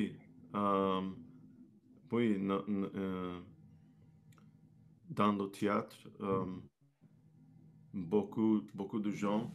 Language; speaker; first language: French; non-native, learner; English